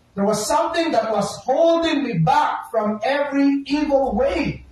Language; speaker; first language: English; non-native, local second language; Filipino